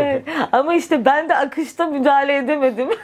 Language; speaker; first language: Turkish; native; Turkish